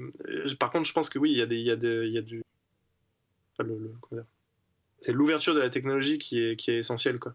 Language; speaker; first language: French; native; French